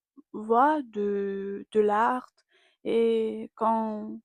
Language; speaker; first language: French; non-native, learner; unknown